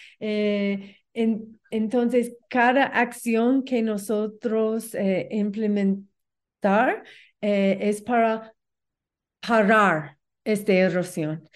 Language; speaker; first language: Spanish; non-native, learner; English